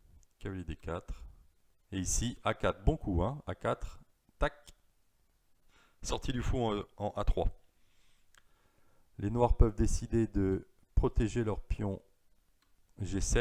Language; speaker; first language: French; native; French